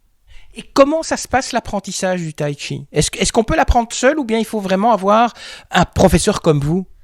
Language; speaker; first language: French; native; French